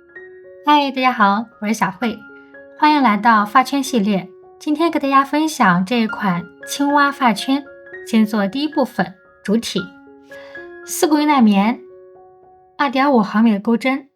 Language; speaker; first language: Chinese; native; Chinese